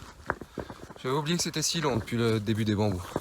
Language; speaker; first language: French; native; French